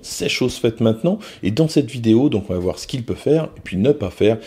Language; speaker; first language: French; native; French